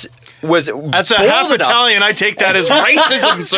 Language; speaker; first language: English; native; English